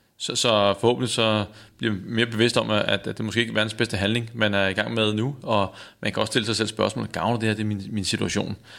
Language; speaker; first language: Danish; native; Danish